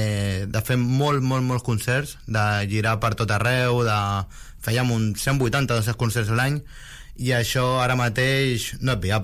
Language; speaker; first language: Catalan; native; Catalan